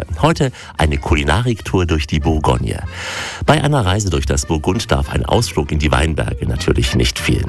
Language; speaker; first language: German; native; German